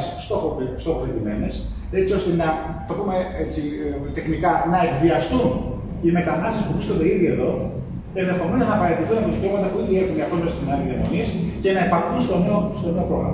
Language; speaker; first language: Greek; native; Greek